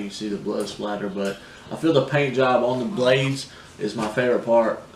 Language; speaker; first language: English; native; English